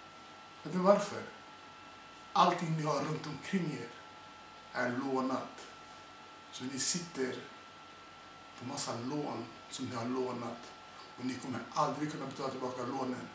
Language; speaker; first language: Swedish; non-native, fluent; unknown